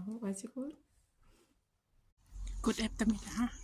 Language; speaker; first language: Swedish; non-native, learner; Thai